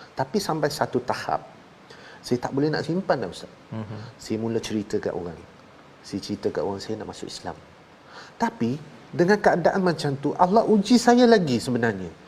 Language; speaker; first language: Malay; non-native, local second language; Chinese